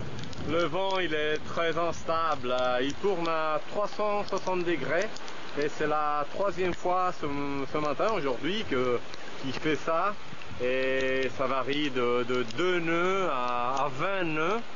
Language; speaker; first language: French; non-native, fluent; Italian